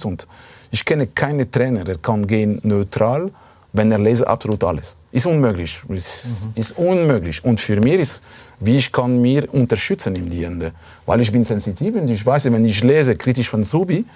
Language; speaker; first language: German; non-native, fluent; Italian